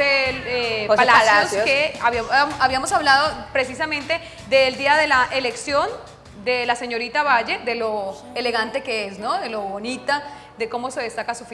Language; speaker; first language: Spanish; native; Spanish